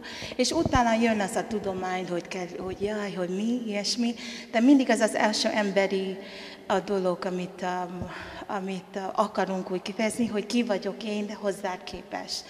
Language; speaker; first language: Hungarian; non-native, fluent; Tongan